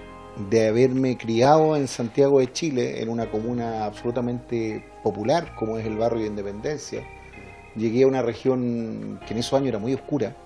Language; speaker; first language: Spanish; native; Spanish